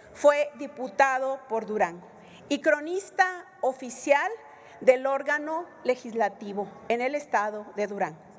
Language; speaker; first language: Spanish; native; Spanish